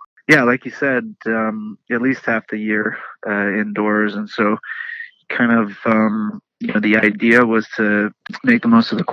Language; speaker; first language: English; native; English